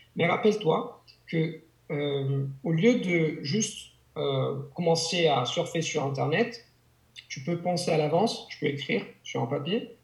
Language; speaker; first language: French; non-native, fluent; Italian